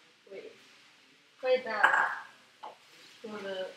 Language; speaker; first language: French; non-native, learner; English